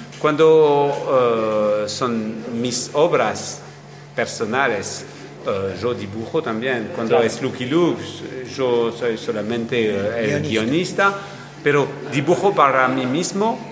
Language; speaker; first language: Spanish; non-native, learner; French